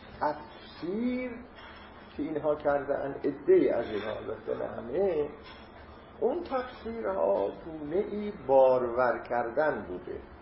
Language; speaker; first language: Persian; non-native, local second language; Azerbaijani